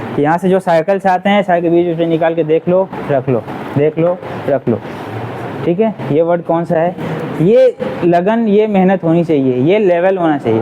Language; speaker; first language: Hindi; native; Hindi